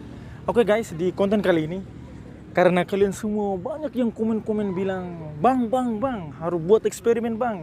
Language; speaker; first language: Indonesian; non-native, local second language; Tetum